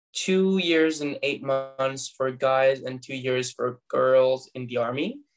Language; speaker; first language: English; non-native, fluent; Hebrew